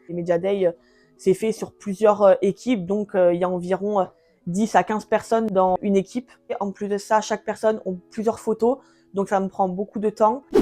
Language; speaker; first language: French; early bilingual, other home language; Portuguese